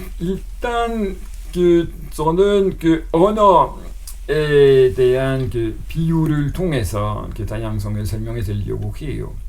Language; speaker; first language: Korean; non-native, fluent; French